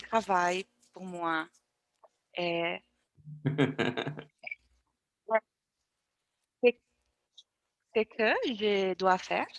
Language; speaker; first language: French; non-native, learner; Portuguese